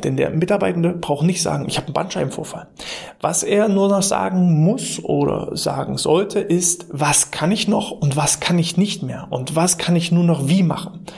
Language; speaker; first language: German; native; German